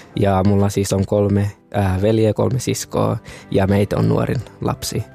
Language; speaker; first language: Finnish; early bilingual, other home language; Kinyarwanda